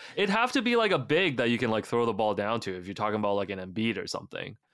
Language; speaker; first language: English; native; English